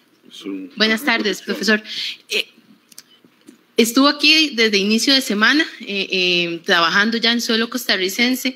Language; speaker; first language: Spanish; native; Spanish